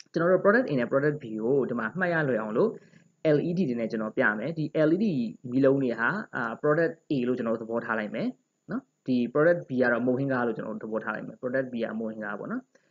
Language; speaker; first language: Burmese; native; Burmese